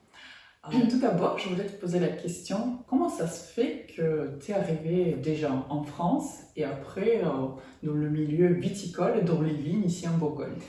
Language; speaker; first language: French; non-native, fluent; Russian